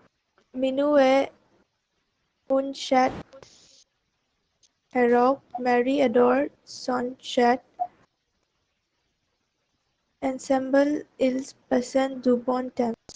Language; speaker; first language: French; non-native, learner; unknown